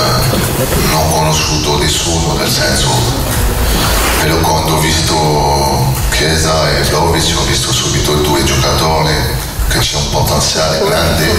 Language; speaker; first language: Italian; non-native, fluent; French